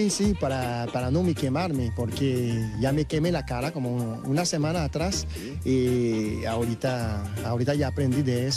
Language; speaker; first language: Spanish; non-native, fluent; French